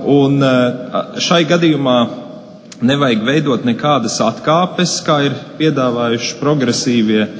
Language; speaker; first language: Latvian; native; Latvian